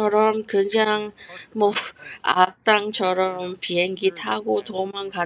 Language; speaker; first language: Korean; non-native, fluent; English